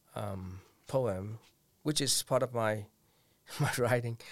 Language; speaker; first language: English; non-native, fluent; Vietnamese